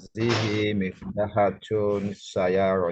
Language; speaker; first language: Arabic; non-native, learner; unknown